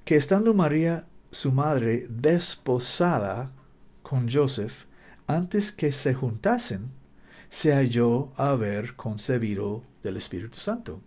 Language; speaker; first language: Spanish; non-native, learner; English